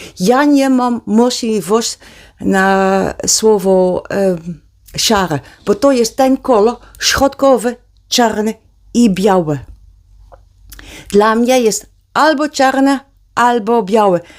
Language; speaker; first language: Polish; non-native, learner; Dutch